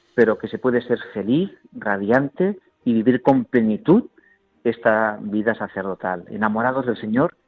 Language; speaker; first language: Spanish; native; Spanish